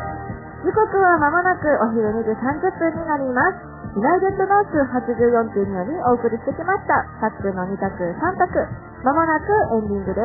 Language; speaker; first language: Japanese; native; Japanese